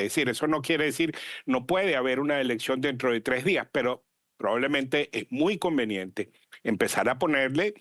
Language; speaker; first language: Spanish; native; Spanish